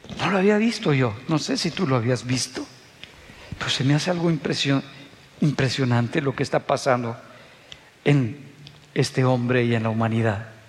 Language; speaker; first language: Spanish; native; Spanish